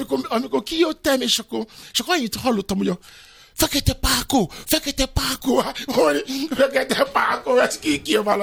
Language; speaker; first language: Hungarian; non-native, fluent; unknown